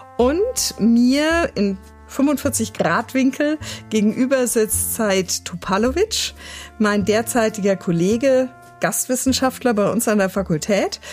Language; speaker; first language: German; native; German